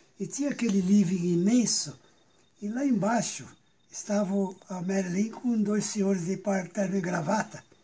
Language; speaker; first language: Portuguese; native; Portuguese